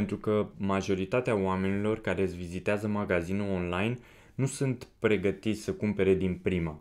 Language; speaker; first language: Romanian; native; Romanian